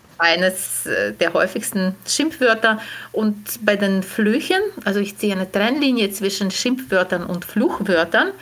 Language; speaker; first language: German; non-native, fluent; Ukrainian